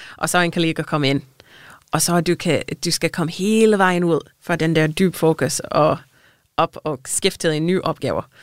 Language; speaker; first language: Danish; non-native, fluent; English